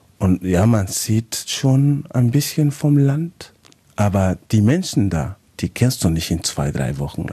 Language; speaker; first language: German; non-native, fluent; Spanish